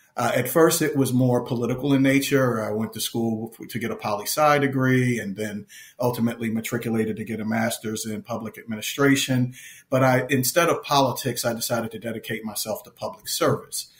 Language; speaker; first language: English; native; English